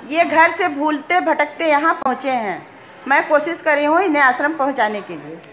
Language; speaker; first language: Hindi; native; Hindi